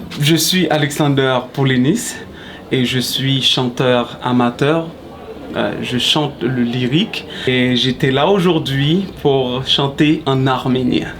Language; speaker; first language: French; non-native, local second language; Haitian Creole